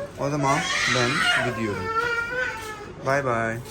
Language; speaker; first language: Turkish; non-native, learner; Urdu